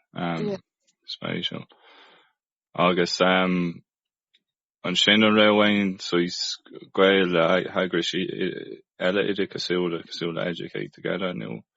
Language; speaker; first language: Irish; non-native, local second language; English